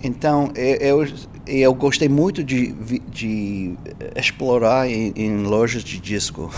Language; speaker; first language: Portuguese; non-native, fluent; English